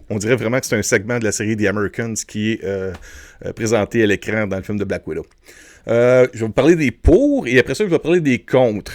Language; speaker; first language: French; native; French